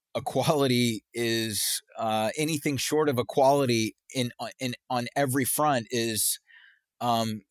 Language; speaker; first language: English; native; English